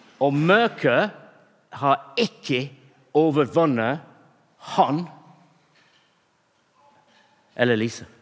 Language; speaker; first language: Norwegian; non-native, fluent; English